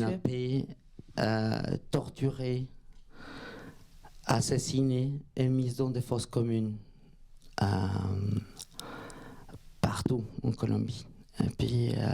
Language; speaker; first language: French; non-native, fluent; Spanish